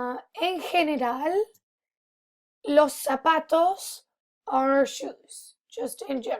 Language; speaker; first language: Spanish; non-native, fluent; English